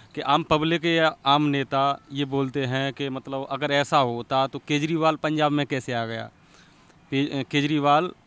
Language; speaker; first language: Hindi; native; Hindi